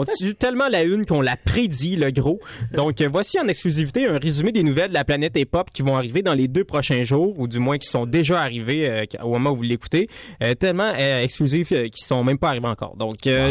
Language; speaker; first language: French; native; French